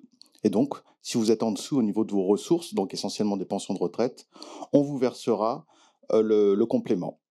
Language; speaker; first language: French; native; French